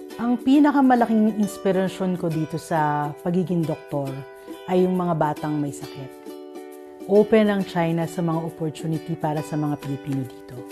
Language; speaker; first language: Filipino; native; Filipino